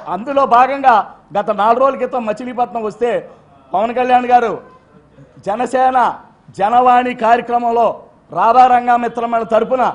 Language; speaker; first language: Telugu; native; Telugu